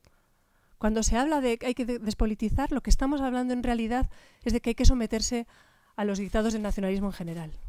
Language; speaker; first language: Spanish; native; Spanish